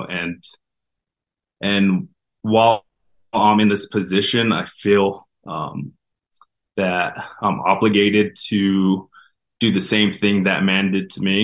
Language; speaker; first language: English; native; English